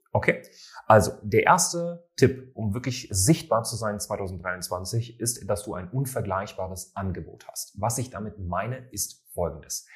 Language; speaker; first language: German; native; German